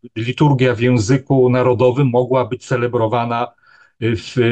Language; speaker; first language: Polish; native; Polish